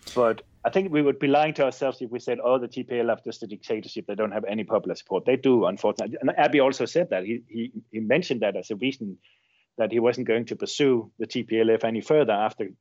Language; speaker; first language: English; non-native, fluent; Danish